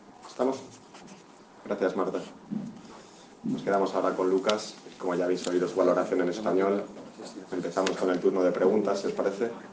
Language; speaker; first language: Spanish; native; Spanish